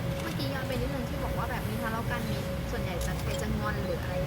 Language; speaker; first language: Thai; native; Thai